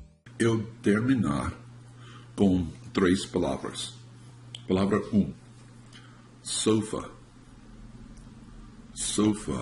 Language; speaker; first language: Portuguese; non-native, learner; English